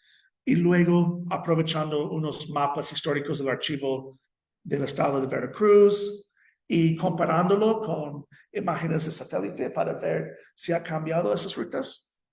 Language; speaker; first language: Spanish; non-native, fluent; English